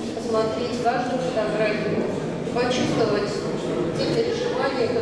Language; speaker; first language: Russian; native; Russian